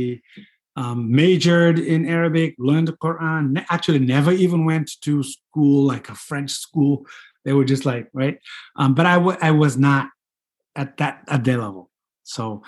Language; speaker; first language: English; non-native, fluent; Fula